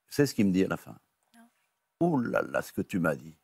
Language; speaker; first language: French; native; French